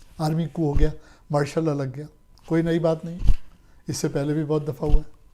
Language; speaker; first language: Urdu; native; Urdu